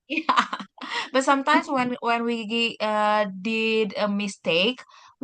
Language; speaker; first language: English; non-native, fluent; Indonesian